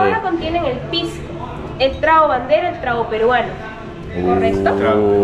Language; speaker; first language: Spanish; native; Spanish